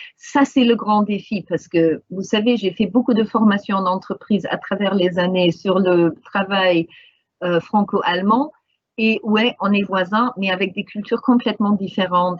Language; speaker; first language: French; non-native, fluent; English